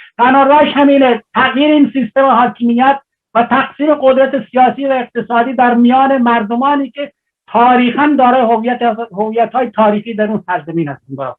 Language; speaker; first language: Persian; non-native, local second language; Baluchi